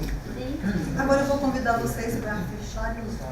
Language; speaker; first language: Portuguese; native; Portuguese